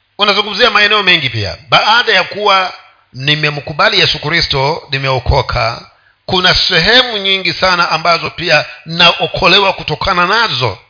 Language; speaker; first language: Swahili; non-native, local second language; Giryama